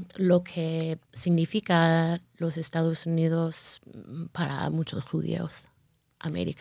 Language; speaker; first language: Spanish; non-native, fluent; English